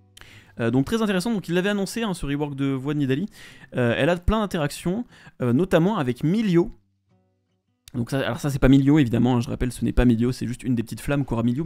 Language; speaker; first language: French; native; French